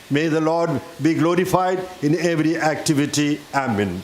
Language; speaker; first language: English; non-native, local second language; Tamil